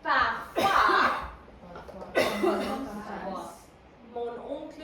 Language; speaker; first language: French; non-native, fluent; Spanish